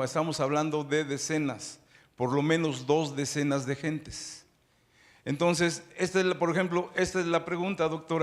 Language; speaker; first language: Spanish; native; Spanish